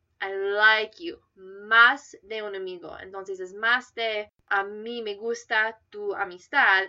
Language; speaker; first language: Spanish; non-native, fluent; English